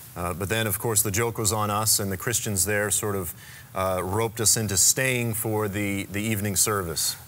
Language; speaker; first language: English; native; English